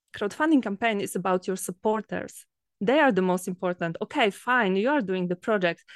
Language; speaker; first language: English; non-native, fluent; Polish